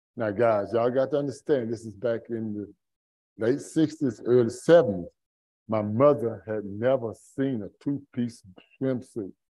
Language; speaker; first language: English; native; English